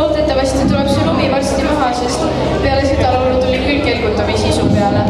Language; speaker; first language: Estonian; native; Estonian